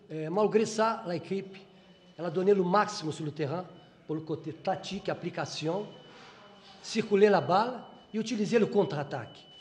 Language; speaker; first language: French; non-native, fluent; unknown